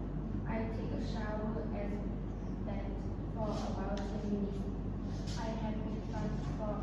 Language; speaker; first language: English; non-native, learner; Lao